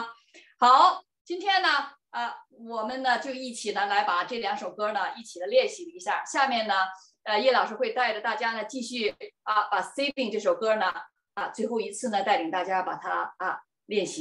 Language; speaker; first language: Chinese; native; Chinese